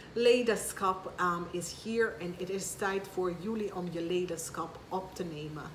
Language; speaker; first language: Dutch; non-native, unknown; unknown